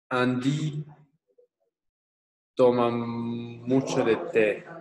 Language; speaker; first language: Spanish; non-native, learner; English